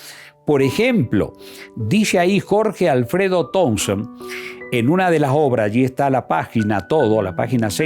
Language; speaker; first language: Spanish; native; Spanish